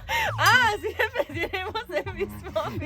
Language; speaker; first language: Spanish; non-native, fluent; German